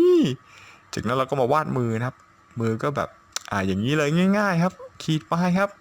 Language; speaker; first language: Thai; native; Thai